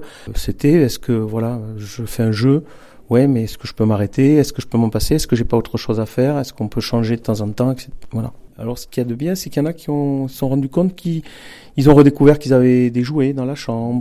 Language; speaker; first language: French; native; French